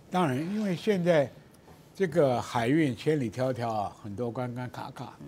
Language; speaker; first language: Chinese; native; Chinese